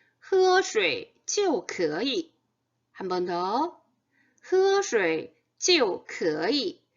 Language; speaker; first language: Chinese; non-native, fluent; Korean